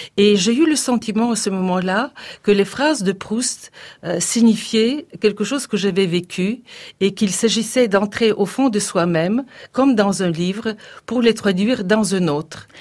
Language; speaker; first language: French; non-native, fluent; Bulgarian